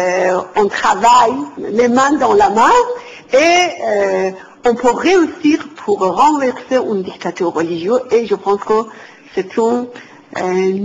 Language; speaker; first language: French; non-native, fluent; Persian